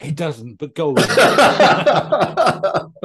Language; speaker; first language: English; native; English